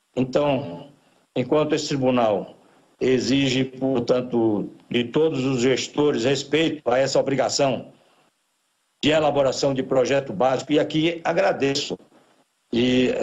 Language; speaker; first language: Portuguese; native; Portuguese